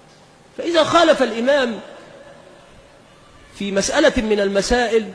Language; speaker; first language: Arabic; native; Arabic